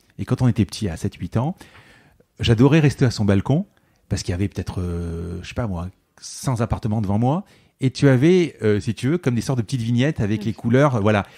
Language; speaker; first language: French; native; French